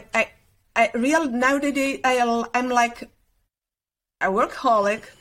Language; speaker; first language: English; non-native, learner; Spanish